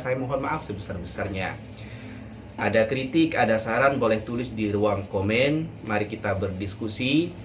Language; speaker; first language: Indonesian; non-native, local second language; Madurese